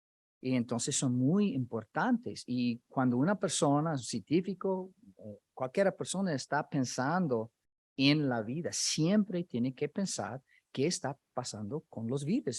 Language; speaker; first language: Spanish; non-native, fluent; English